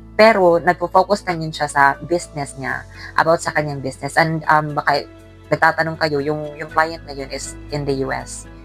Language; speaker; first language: Filipino; non-native, local second language; Cebuano